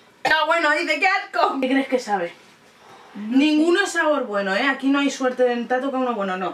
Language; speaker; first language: Spanish; native; Spanish